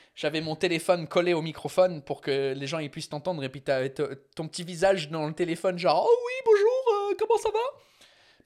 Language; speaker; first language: French; non-native, fluent; English